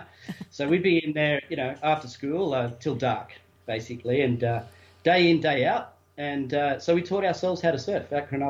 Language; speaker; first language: English; native; English